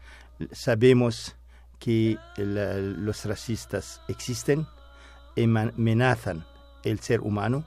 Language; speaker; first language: Spanish; non-native, fluent; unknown